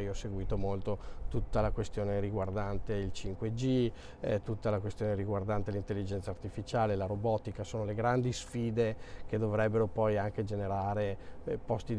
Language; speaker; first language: Italian; native; Italian